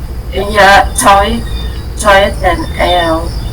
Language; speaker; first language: English; non-native, learner; Vietnamese